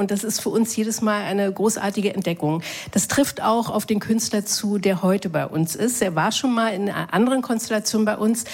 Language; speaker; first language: German; native; German